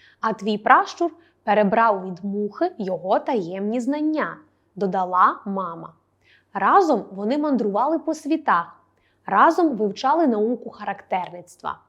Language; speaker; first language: Ukrainian; native; Ukrainian